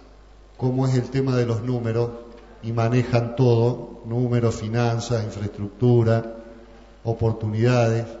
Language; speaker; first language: Spanish; native; Spanish